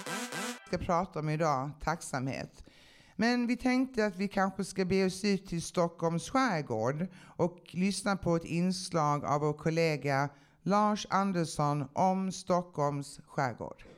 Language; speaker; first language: Swedish; native; Swedish